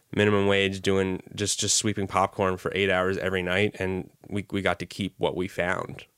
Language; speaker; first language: English; native; English